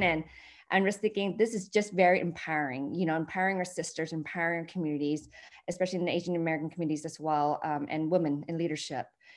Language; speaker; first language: English; early bilingual, other home language; Vietnamese